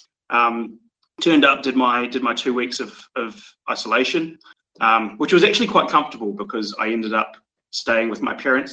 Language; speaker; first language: English; native; English